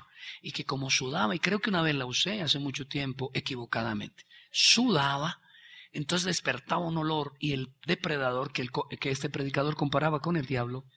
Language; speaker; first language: Spanish; native; Spanish